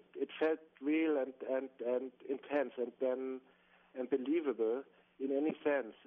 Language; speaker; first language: English; non-native, fluent; German